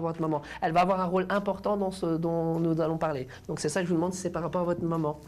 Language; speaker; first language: French; native; French